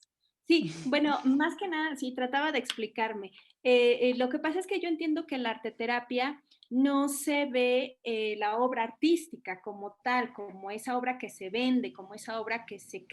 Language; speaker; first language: Spanish; native; Spanish